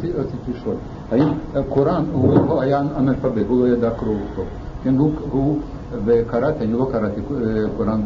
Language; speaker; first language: Hebrew; non-native, fluent; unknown